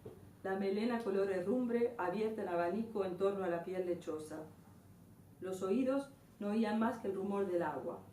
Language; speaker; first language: Spanish; native; Spanish